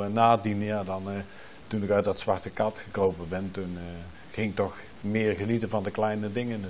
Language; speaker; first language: Dutch; native; Dutch